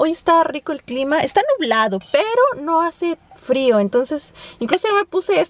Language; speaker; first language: Spanish; native; Spanish